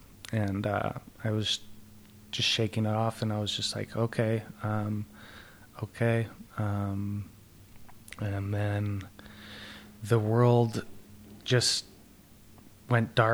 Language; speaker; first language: English; native; English